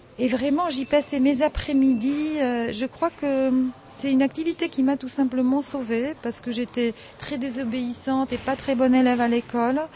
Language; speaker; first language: French; early bilingual, heritage; French